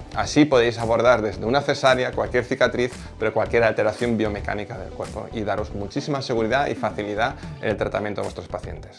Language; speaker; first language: Spanish; native; Spanish